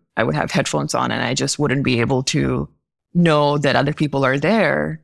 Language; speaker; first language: English; non-native, local second language; Hindi